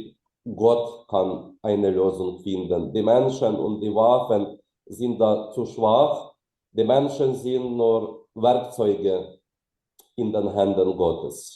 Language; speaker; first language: German; non-native, fluent; Ukrainian